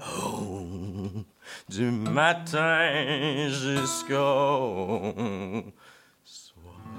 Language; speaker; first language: French; native; French